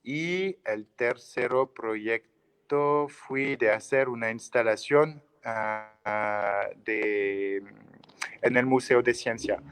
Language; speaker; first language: Spanish; non-native, learner; French